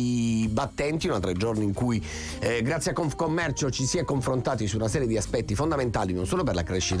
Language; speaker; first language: Italian; native; Italian